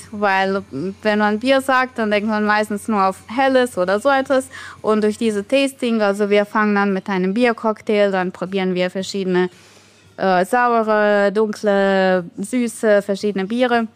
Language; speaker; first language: German; non-native, fluent; Bosnian